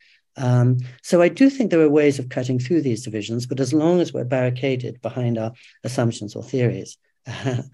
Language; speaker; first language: English; native; English